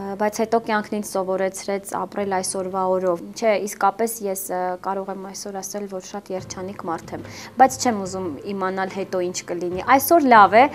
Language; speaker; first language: Armenian; early bilingual, heritage; Armenian